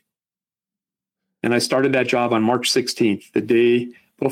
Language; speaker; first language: English; native; English